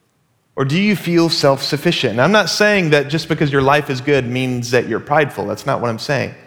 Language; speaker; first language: English; native; English